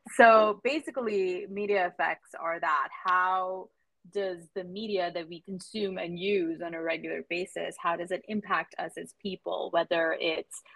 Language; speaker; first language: English; non-native, local second language; Hindi